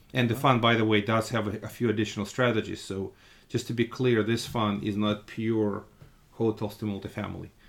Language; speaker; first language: English; non-native, fluent; Russian